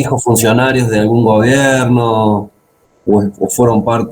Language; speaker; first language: Spanish; native; Spanish